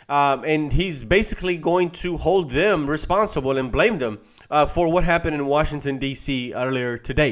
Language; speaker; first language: English; native; English